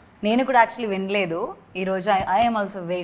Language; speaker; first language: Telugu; non-native, learner; Malayalam